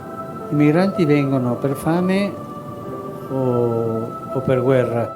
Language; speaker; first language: Italian; non-native, fluent; Spanish